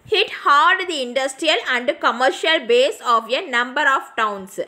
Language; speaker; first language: English; non-native, local second language; Tamil